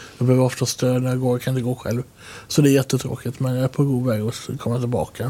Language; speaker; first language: Swedish; native; Swedish